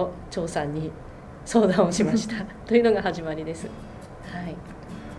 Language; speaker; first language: Japanese; native; Japanese